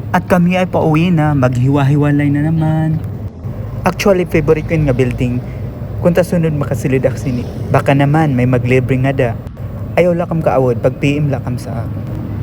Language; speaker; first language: Filipino; non-native, local second language; Waray